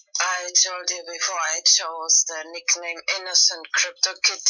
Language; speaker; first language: English; non-native, fluent; German